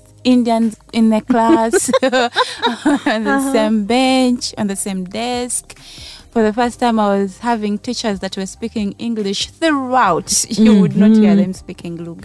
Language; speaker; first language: English; non-native, local second language; Ganda